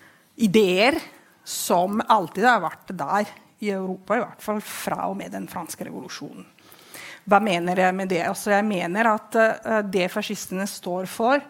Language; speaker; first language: Norwegian; non-native, fluent; Italian